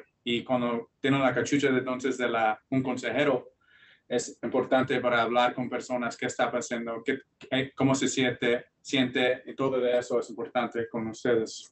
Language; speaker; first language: Spanish; early bilingual, heritage; Spanish